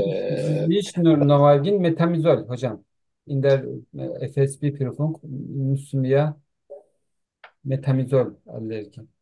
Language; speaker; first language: German; non-native, learner; Turkish